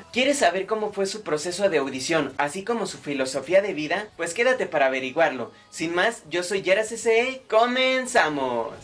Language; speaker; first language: Spanish; native; Spanish